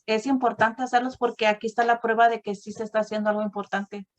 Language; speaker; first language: Spanish; native; Spanish